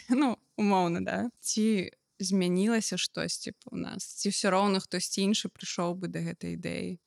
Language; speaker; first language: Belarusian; non-native, local second language; Russian